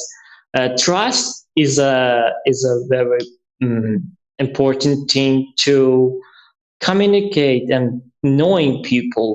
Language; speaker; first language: English; non-native, learner; Persian